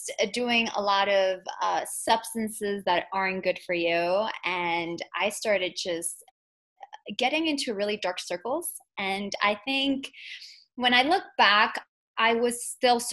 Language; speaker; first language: English; native; English